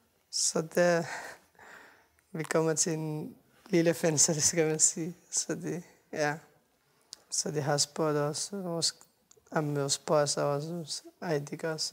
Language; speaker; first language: Danish; non-native, learner; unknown